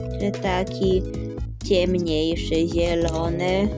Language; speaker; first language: Polish; early bilingual, heritage; Polish